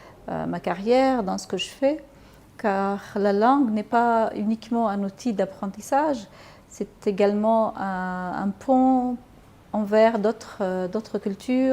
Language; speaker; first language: French; non-native, fluent; Arabic